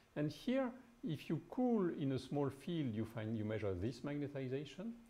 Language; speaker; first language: English; non-native, fluent; French